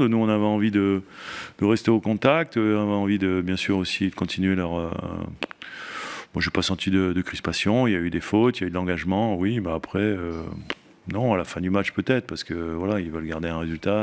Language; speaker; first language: French; native; French